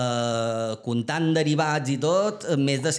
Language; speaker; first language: Catalan; native; Catalan